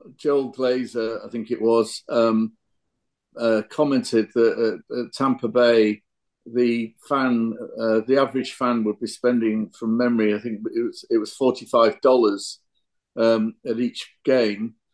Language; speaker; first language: English; native; English